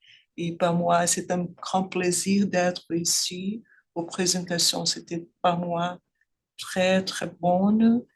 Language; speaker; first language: French; non-native, fluent; Portuguese